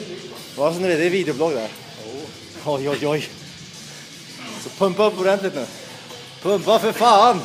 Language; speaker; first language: Swedish; native; Swedish